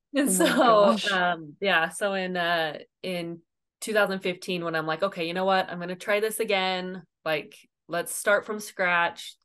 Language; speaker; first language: English; native; English